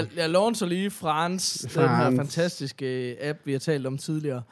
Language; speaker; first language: Danish; native; Danish